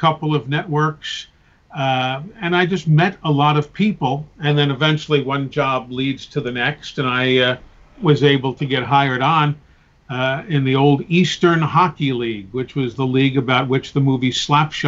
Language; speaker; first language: English; native; English